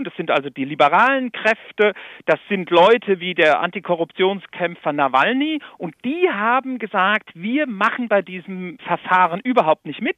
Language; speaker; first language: German; native; German